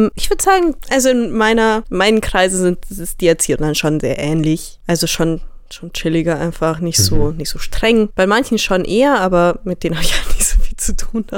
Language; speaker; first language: German; native; German